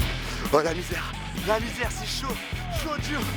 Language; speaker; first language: French; native; French